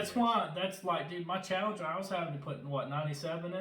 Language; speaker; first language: English; native; English